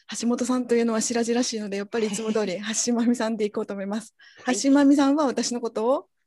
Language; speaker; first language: Japanese; native; Japanese